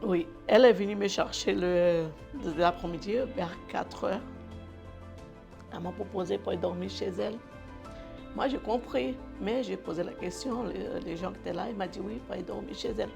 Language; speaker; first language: French; non-native, learner; Portuguese